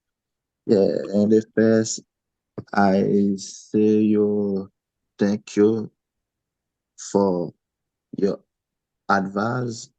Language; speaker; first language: English; non-native, learner; Haitian Creole